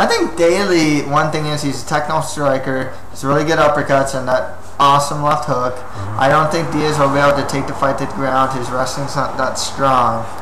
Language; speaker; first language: English; native; English